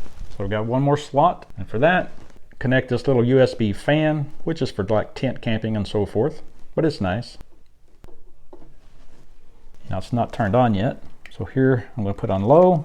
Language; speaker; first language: English; native; English